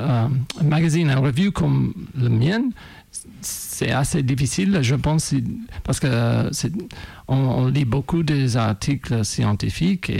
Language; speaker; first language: French; non-native, fluent; English